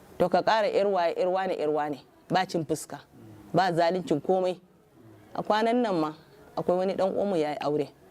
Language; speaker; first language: Hausa; non-native, local second language; Arabic